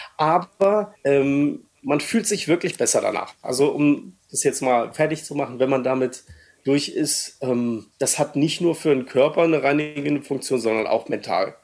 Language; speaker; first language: German; native; German